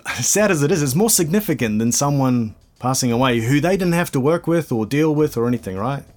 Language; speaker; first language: English; native; English